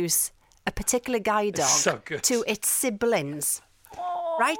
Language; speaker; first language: English; non-native, local second language; Welsh